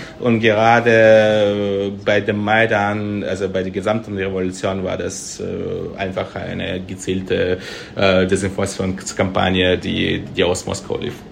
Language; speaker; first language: German; non-native, fluent; Russian